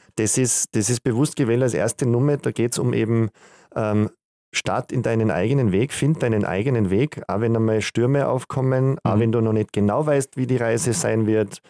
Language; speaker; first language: German; native; German